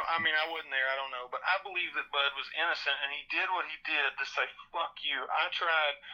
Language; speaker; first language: English; native; English